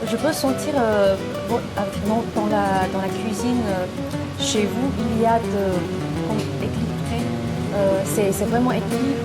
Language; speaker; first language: French; non-native, fluent; Chinese